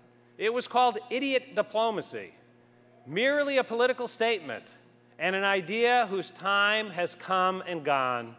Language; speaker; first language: English; native; English